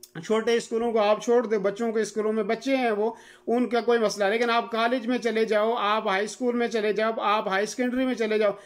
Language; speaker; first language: Urdu; non-native, local second language; Gujari